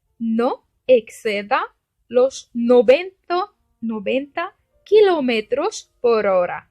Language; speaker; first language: Spanish; non-native, fluent; Turkish